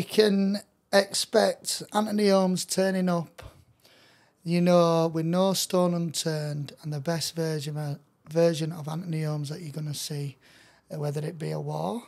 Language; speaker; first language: English; native; English